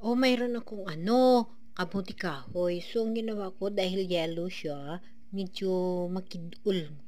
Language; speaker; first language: Filipino; non-native, local second language; Hiligaynon